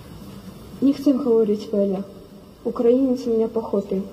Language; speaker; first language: Slovak; non-native, learner; Ukrainian